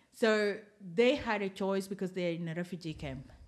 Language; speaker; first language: English; non-native, fluent; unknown